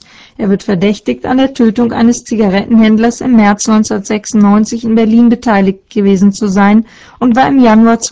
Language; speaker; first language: German; native; German